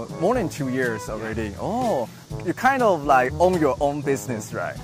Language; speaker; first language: English; non-native, fluent; Chinese